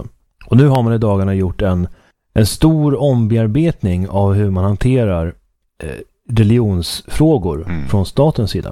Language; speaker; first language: Swedish; native; Swedish